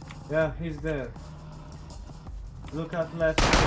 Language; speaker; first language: English; non-native, learner; Polish